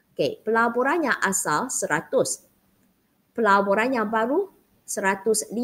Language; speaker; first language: Malay; non-native, local second language; Chinese